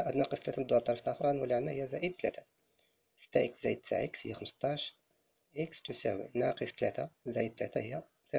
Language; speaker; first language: Arabic; native; Arabic